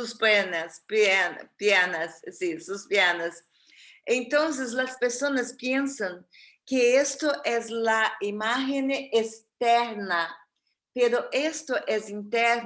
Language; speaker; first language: Spanish; non-native, fluent; Portuguese